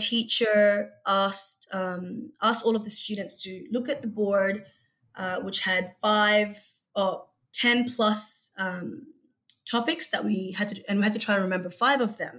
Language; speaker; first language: English; early bilingual, other home language; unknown